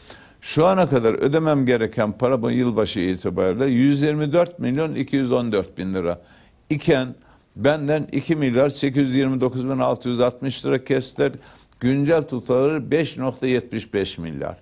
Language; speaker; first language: Turkish; native; Turkish